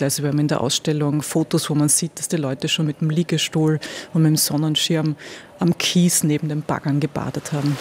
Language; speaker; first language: German; native; German